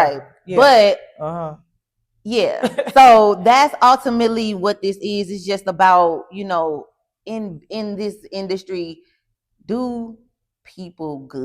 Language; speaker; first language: English; native; English